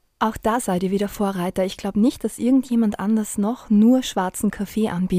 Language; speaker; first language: German; native; German